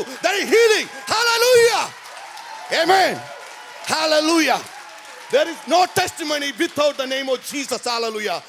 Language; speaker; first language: English; non-native, local second language; Malayalam